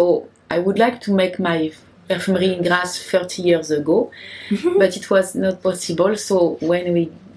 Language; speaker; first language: English; non-native, learner; French